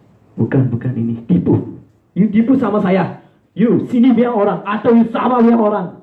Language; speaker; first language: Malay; non-native, learner; Nepali